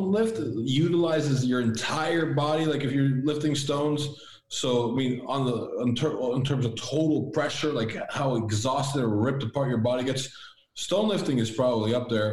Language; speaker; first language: English; early bilingual, other home language; Latvian